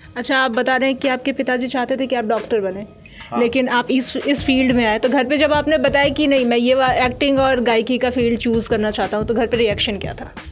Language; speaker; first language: Hindi; native; Hindi